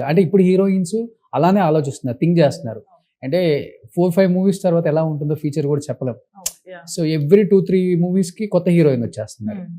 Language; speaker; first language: Telugu; native; Telugu